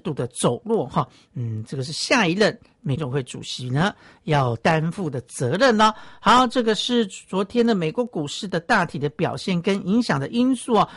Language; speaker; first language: Chinese; native; Chinese